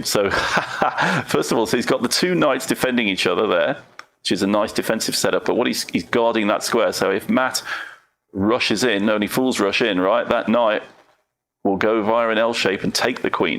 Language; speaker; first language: English; native; English